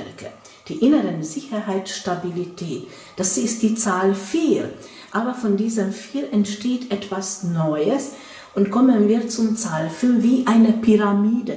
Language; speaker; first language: German; non-native, fluent; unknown